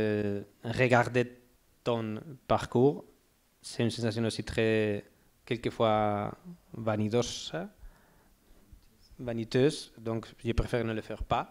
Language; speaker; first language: French; non-native, learner; Spanish